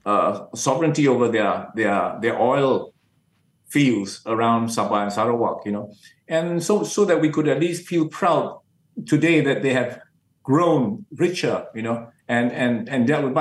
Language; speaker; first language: English; non-native, local second language; Min Nan Chinese